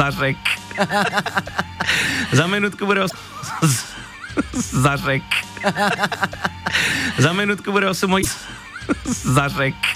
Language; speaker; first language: Czech; native; Czech